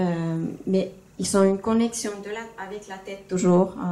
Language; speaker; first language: French; non-native, fluent; Finnish